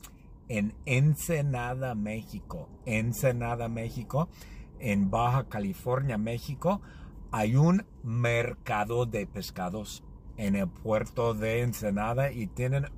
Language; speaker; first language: Spanish; non-native, learner; English